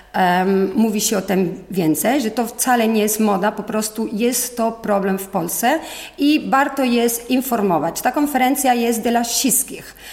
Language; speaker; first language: Polish; non-native, fluent; Spanish